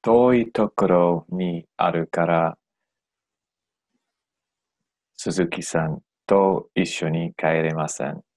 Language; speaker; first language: Japanese; non-native, learner; English